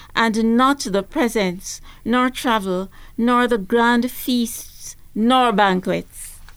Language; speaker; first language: English; native; English